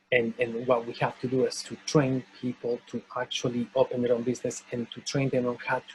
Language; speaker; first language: English; non-native, fluent; Spanish